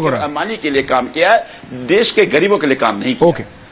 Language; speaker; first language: Hindi; native; Hindi